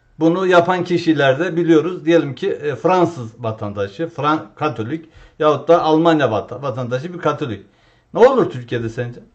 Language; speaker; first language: Turkish; non-native, local second language; Zaza